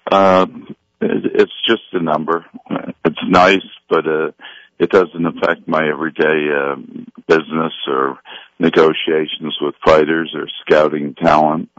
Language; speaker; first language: English; native; English